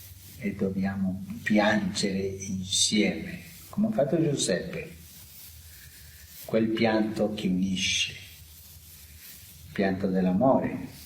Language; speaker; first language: Italian; non-native, fluent; Spanish